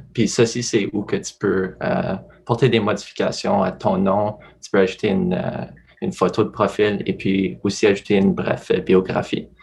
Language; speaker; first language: French; native; French